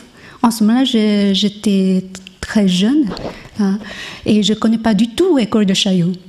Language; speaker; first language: French; non-native, learner; Chinese